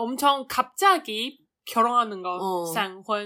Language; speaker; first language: Korean; non-native, learner; Chinese